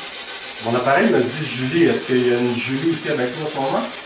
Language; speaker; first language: French; native; French